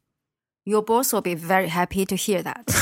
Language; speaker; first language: English; non-native, fluent; Chinese